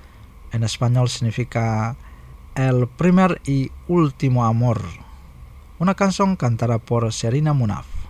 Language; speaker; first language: Spanish; non-native, fluent; Indonesian